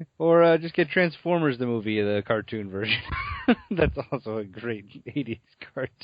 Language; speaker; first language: English; native; English